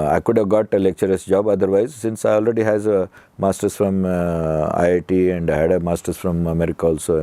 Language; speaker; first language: English; non-native, local second language; Kannada